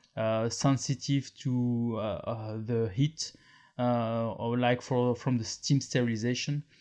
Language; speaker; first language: English; non-native, fluent; French